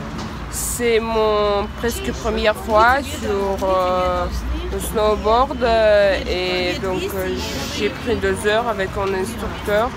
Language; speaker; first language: French; non-native, fluent; Russian